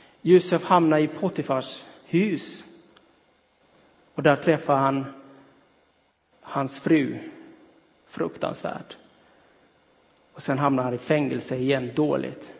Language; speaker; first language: Swedish; non-native, fluent; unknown